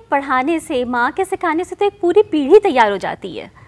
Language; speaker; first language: English; non-native, local second language; Hindi